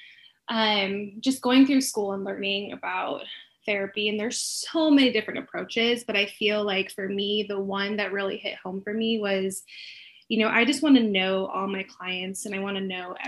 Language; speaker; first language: English; native; English